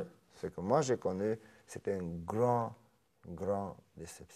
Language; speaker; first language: French; non-native, fluent; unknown